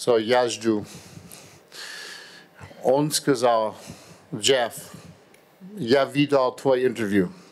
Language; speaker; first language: Russian; non-native, learner; English